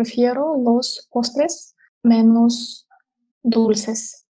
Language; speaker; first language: Spanish; non-native, learner; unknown